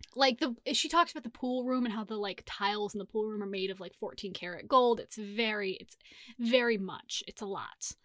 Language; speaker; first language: English; native; English